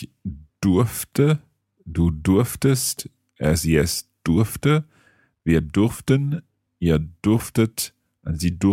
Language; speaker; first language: German; non-native, learner; English